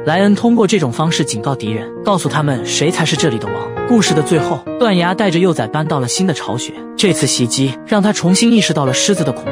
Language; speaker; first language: Chinese; native; Chinese